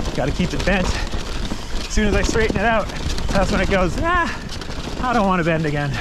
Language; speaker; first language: English; native; English